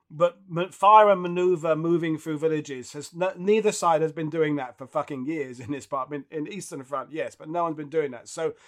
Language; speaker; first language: English; native; English